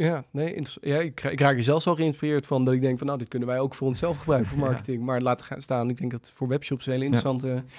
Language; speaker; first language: Dutch; native; Dutch